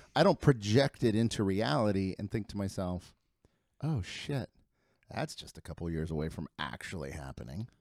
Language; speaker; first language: English; early bilingual, other home language; Spanish